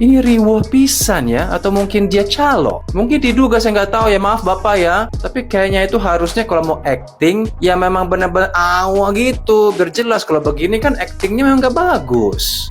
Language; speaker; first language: Indonesian; native; Indonesian